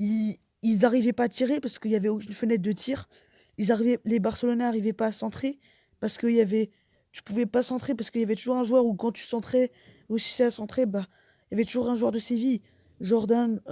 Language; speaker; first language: French; native; French